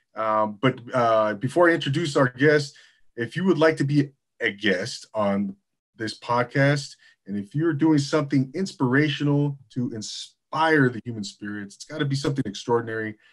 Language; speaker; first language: English; native; English